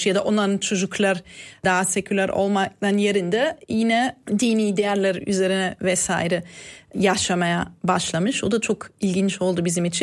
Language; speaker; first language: Turkish; non-native, fluent; German